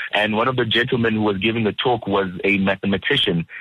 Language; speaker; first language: English; early bilingual, other home language; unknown